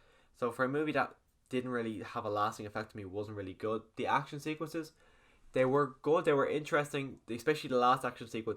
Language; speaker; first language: English; native; English